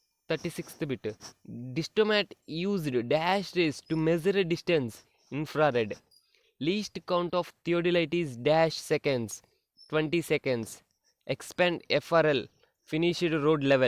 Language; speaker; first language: English; non-native, local second language; Telugu